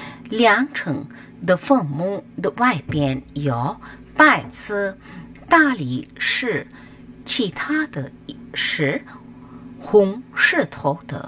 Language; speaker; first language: Chinese; non-native, fluent; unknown